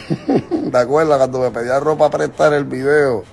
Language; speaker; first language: Spanish; native; Spanish